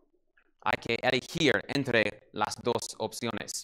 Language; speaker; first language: Spanish; non-native, learner; English